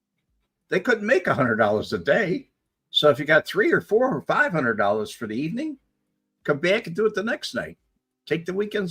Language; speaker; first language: English; native; English